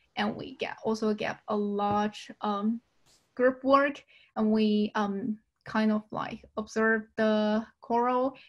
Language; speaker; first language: English; non-native, fluent; Chinese